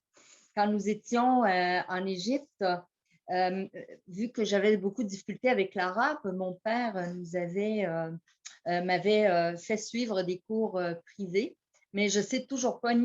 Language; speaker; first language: French; early bilingual, heritage; French